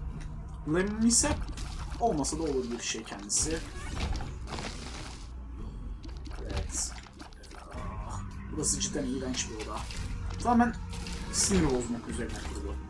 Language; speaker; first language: Turkish; native; Turkish